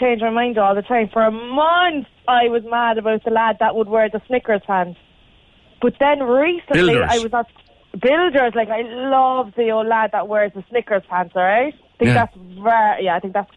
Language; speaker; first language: English; native; English